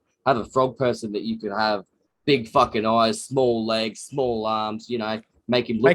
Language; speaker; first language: English; native; English